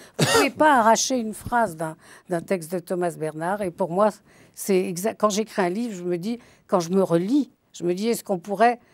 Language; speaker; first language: French; early bilingual, other home language; Yiddish